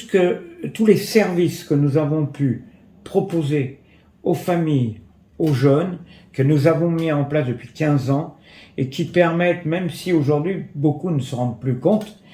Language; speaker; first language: French; native; French